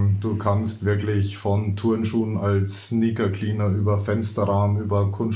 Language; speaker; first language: German; native; German